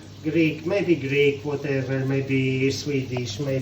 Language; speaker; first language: English; non-native, fluent; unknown